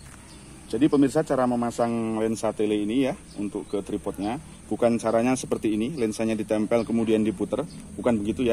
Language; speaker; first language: Indonesian; native; Indonesian